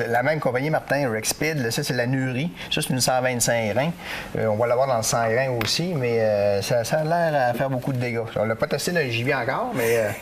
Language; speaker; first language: French; native; French